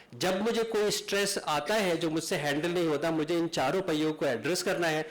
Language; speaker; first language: Urdu; native; Urdu